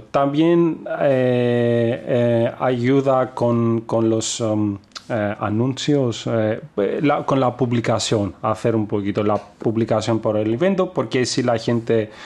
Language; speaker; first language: Spanish; non-native, fluent; Greek